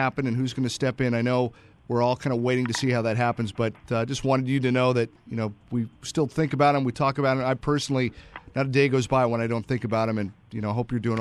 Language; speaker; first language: English; native; English